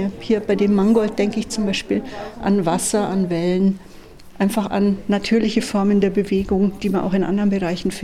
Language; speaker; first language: German; native; German